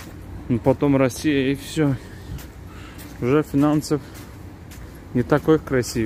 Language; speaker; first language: Russian; non-native, learner; Azerbaijani